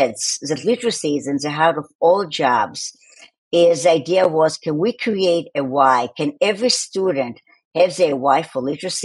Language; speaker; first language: English; non-native, fluent; Hebrew